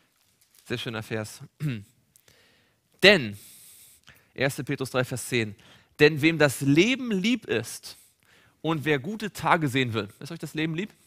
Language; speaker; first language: German; native; German